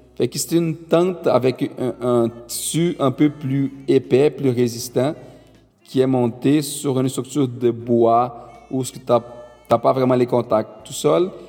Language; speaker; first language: French; non-native, fluent; Portuguese